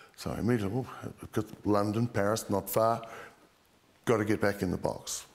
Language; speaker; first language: English; native; English